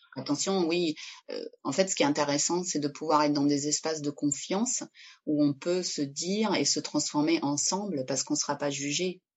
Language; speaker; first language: French; early bilingual, other home language; Spanish